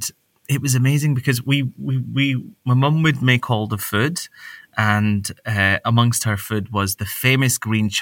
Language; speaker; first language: English; native; English